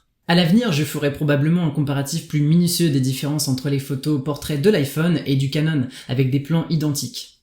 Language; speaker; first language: French; native; French